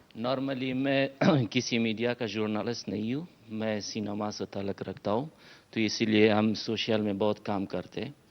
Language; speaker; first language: Hindi; non-native, learner; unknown